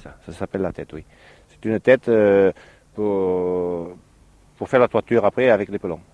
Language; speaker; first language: French; native; French